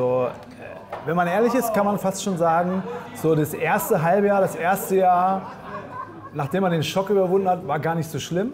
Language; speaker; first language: German; native; German